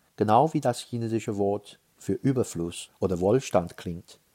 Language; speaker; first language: German; non-native, fluent; Chinese